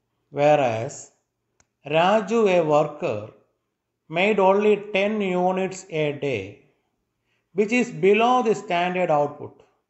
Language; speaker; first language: English; non-native, local second language; Malayalam